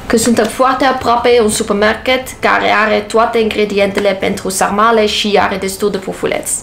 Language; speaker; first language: Romanian; non-native, learner; Dutch